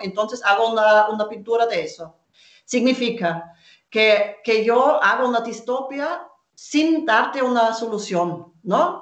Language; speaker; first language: Spanish; non-native, fluent; German